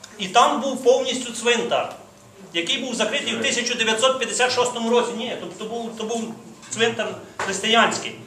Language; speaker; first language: Ukrainian; native; Ukrainian